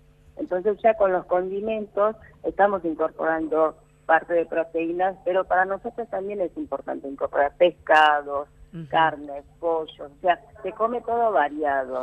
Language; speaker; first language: Spanish; early bilingual, other home language; Korean